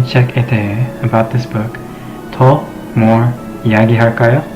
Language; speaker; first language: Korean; non-native, learner; English